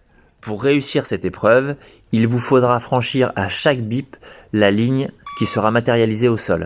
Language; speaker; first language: French; native; French